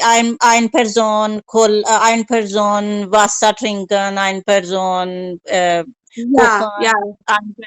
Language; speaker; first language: German; non-native, learner; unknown